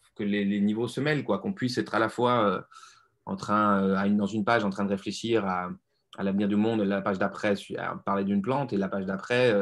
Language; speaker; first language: French; native; French